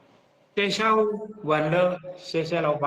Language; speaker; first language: Chinese; non-native, learner; Indonesian